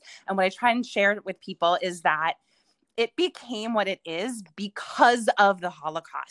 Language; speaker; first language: English; native; English